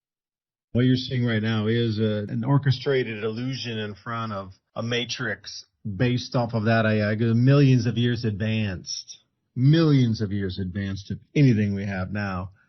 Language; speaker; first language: English; native; English